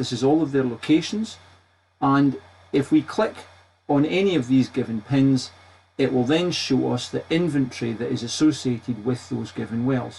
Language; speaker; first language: English; native; English